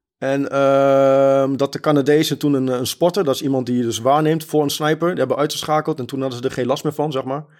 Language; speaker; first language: Dutch; early bilingual, other home language; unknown